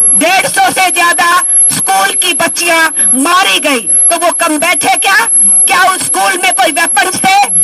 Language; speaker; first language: Hindi; native; Hindi